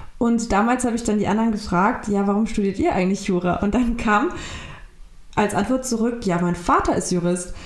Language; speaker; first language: German; early bilingual, other home language; Turkish